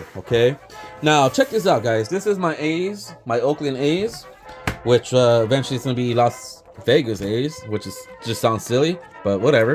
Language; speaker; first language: English; native; English